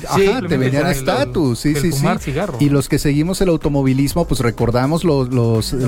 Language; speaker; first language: Spanish; native; Spanish